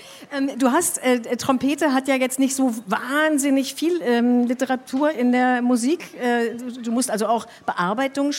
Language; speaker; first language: German; native; German